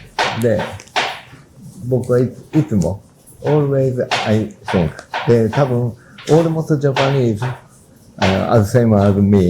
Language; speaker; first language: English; non-native, local second language; Japanese